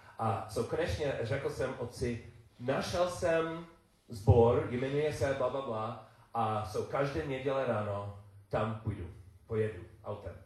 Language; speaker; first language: Czech; non-native, learner; English